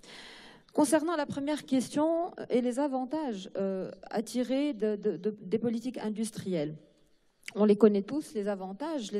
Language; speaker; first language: French; non-native, local second language; Arabic